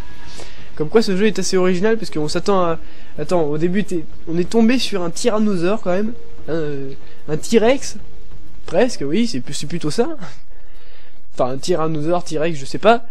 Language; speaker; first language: French; native; French